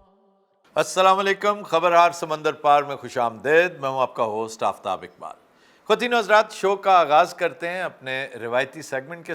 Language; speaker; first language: Urdu; native; Urdu